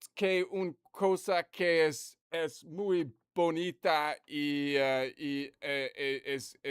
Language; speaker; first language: Spanish; non-native, learner; English